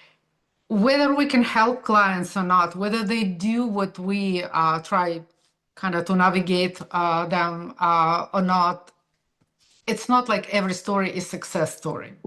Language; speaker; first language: English; non-native, fluent; Russian